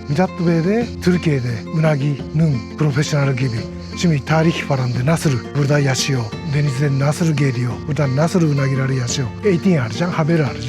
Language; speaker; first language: Turkish; non-native, learner; Japanese